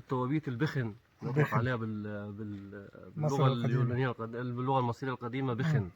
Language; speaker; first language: Arabic; native; Arabic